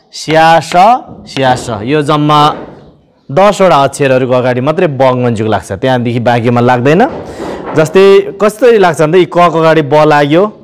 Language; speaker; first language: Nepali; non-native, local second language; Eastern Tamang